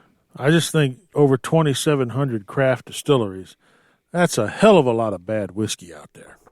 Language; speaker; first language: English; native; English